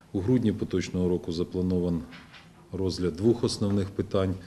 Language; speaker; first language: Ukrainian; non-native, local second language; Russian